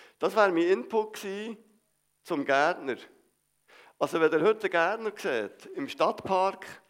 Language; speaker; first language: German; native; German